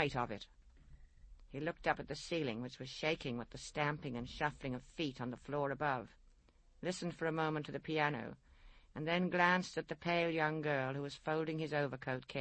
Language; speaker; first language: English; native; English